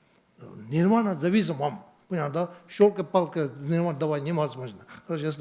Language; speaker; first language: Russian; non-native, learner; Tibetan